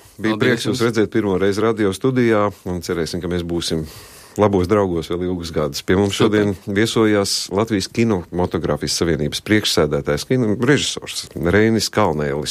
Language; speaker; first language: Latvian; native; Latvian